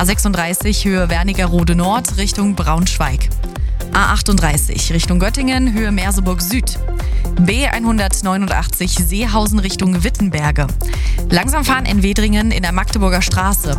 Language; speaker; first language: German; native; German